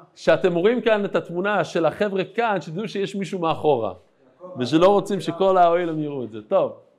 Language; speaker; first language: Hebrew; non-native, fluent; English